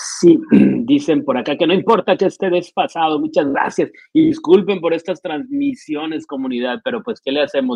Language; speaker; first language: Spanish; native; Spanish